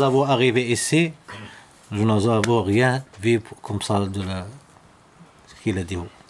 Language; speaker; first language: French; non-native, learner; Arabic